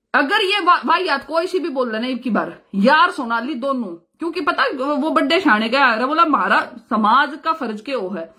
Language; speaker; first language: Hindi; native; Hindi